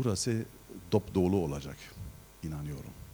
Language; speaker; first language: Turkish; non-native, fluent; German